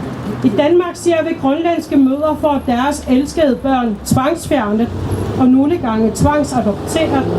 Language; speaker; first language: Danish; non-native, local second language; Kalaallisut